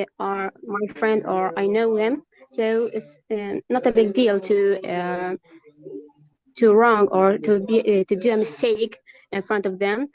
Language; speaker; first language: English; non-native, learner; Arabic